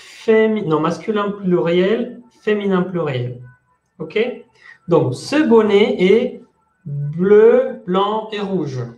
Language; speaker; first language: French; non-native, fluent; Spanish